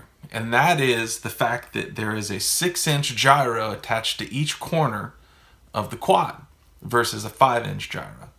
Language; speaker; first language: English; native; English